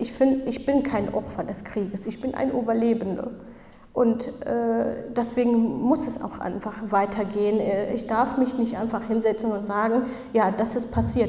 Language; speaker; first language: German; non-native, fluent; Kurdish